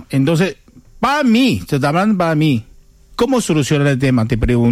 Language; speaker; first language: Spanish; non-native, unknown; Chinese